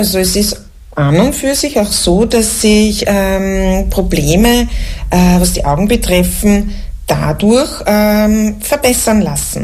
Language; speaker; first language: German; native; German